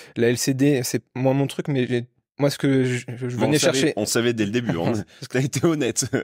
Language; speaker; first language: French; native; French